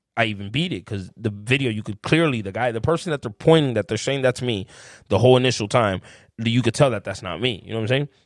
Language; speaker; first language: English; native; English